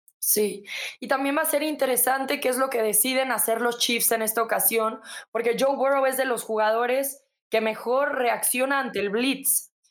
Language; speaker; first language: Spanish; native; Spanish